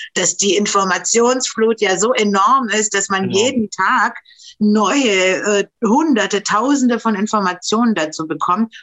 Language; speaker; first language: German; non-native, fluent; Romanian